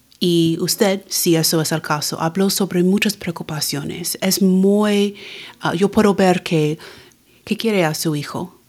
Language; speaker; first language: Spanish; early bilingual, heritage; Spanish